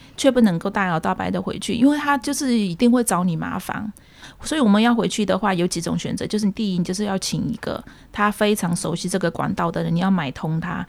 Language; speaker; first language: Chinese; early bilingual, heritage; Chinese